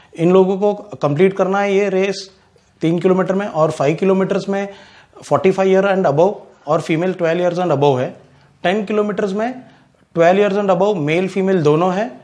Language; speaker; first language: Hindi; non-native, local second language; Gujarati